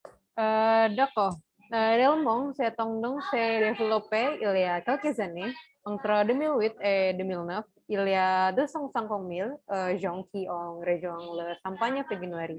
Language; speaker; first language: French; non-native, learner; Indonesian